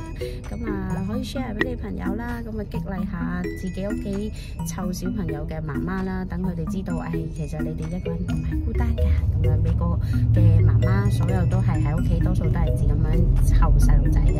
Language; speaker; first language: Cantonese; native; Cantonese